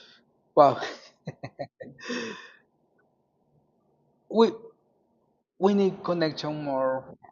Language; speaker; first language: English; non-native, learner; Spanish